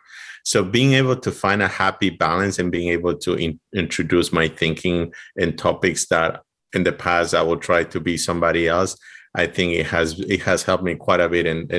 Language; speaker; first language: English; non-native, fluent; Spanish